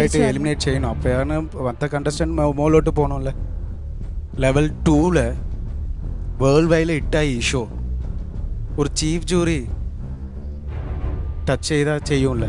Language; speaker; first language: Malayalam; non-native, learner; Tamil